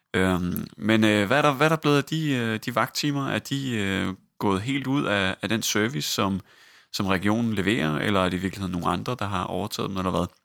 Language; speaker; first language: Danish; native; Danish